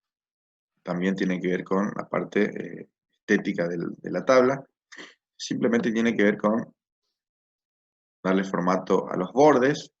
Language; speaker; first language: Spanish; native; Spanish